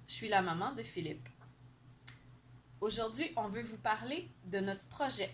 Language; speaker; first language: French; native; French